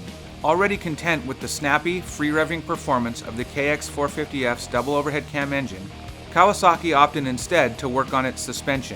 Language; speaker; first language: English; native; English